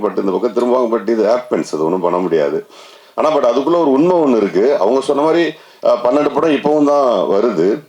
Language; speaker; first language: Tamil; native; Tamil